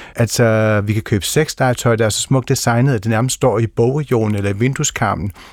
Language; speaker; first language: Danish; native; Danish